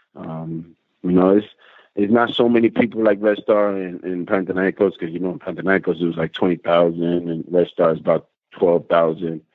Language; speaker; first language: English; native; English